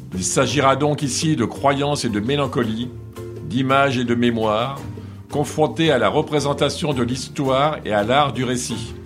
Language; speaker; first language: French; non-native, fluent; Portuguese